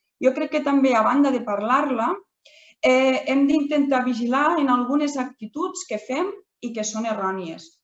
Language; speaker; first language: Catalan; native; Catalan